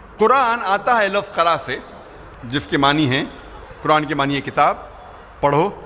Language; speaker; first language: Urdu; non-native, local second language; Konkani